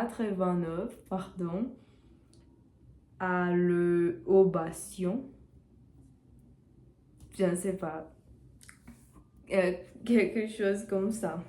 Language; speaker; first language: French; non-native, learner; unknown